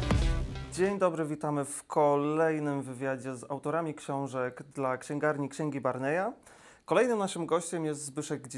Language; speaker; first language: Polish; native; Polish